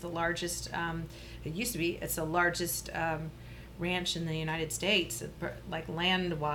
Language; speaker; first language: English; native; English